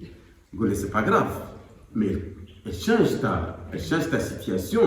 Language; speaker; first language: French; non-native, local second language; Arabic